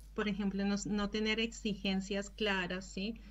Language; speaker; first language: Spanish; native; Spanish